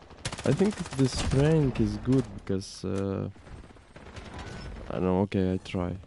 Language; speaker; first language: English; non-native, learner; Ukrainian